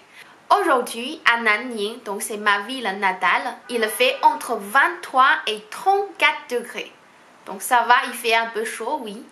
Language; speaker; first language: French; non-native, fluent; Chinese